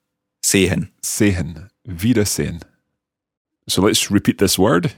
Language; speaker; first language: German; non-native, learner; English